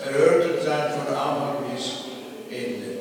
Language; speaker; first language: German; non-native, fluent; Slovenian